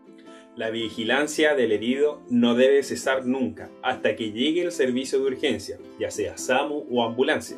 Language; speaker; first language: Spanish; native; Spanish